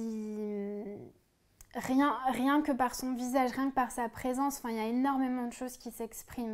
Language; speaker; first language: French; native; French